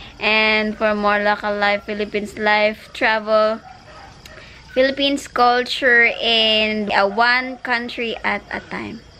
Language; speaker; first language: English; non-native, local second language; Cebuano